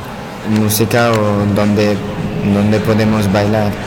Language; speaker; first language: Spanish; non-native, learner; French